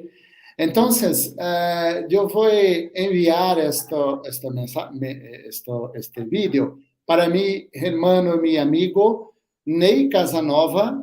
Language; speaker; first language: Spanish; non-native, learner; Portuguese